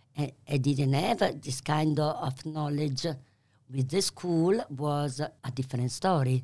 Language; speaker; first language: English; non-native, learner; Italian